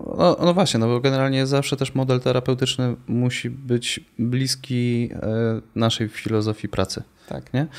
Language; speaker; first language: Polish; native; Polish